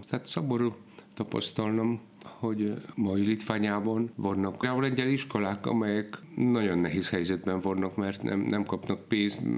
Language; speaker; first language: Hungarian; non-native, fluent; Polish